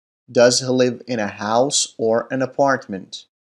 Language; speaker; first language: English; non-native, fluent; Persian